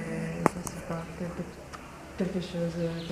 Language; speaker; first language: French; non-native, learner; Italian